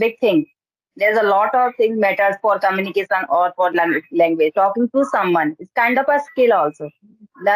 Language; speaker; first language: English; non-native, learner; Hindi